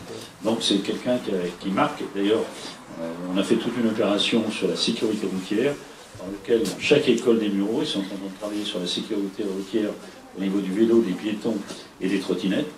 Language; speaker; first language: French; native; French